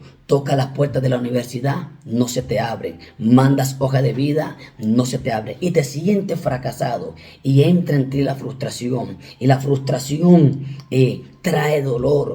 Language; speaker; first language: Spanish; native; Spanish